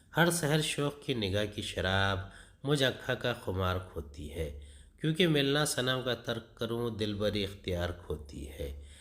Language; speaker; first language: Urdu; native; Urdu